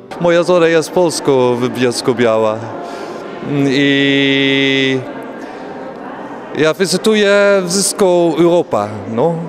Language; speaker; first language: Polish; non-native, learner; Dutch